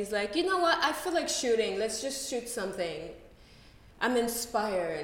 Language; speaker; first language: English; native; English